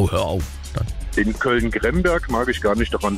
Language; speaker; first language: German; native; German